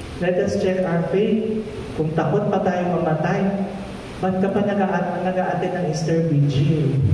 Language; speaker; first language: Filipino; non-native, local second language; Pampanga